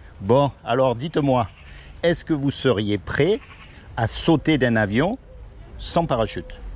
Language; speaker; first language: French; native; French